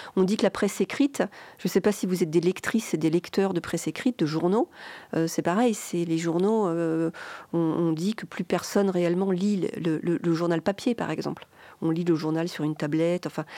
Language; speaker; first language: French; native; French